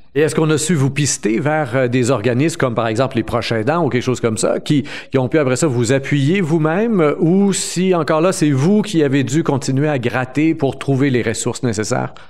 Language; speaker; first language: French; native; French